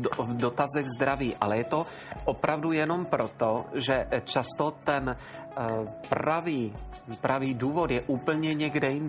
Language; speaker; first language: Czech; native; Czech